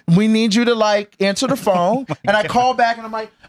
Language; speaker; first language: English; native; English